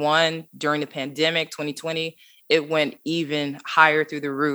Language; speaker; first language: English; native; English